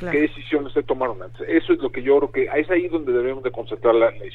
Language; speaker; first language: Spanish; native; Spanish